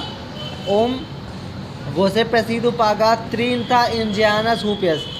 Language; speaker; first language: Portuguese; non-native, learner; Hindi